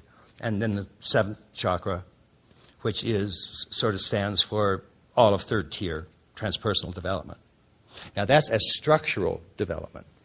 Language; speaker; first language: English; native; English